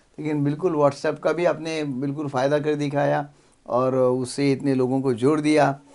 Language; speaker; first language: Hindi; non-native, local second language; Marathi